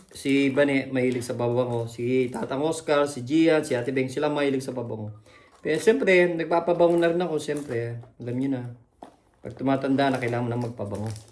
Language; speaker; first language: Filipino; native; Filipino